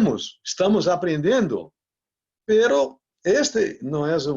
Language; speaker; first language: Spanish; non-native, learner; Portuguese